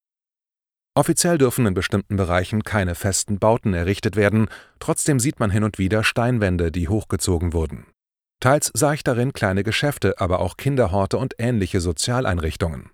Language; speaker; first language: German; native; German